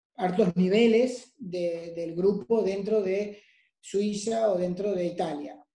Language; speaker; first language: Spanish; native; Spanish